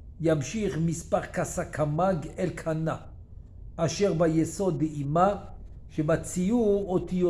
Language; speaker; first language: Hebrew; non-native, fluent; French